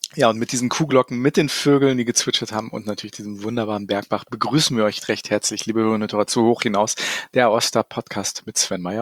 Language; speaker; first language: German; native; German